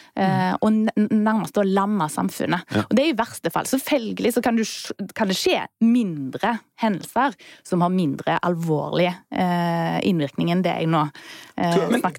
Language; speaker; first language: Norwegian; native; Norwegian